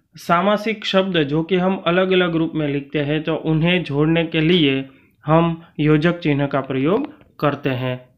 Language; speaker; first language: Hindi; non-native, local second language; Gujarati